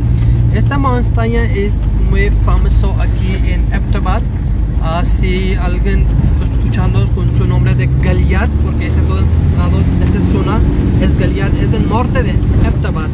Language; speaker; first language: Spanish; non-native, learner; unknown